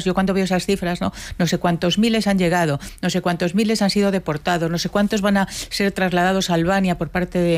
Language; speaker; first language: Spanish; native; Spanish